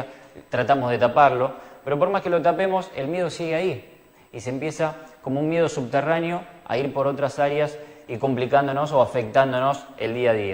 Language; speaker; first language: Spanish; native; Spanish